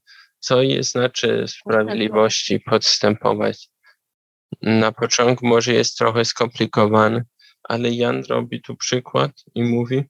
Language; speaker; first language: Polish; non-native, learner; German